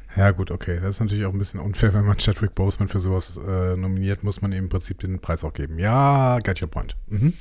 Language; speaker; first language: German; native; German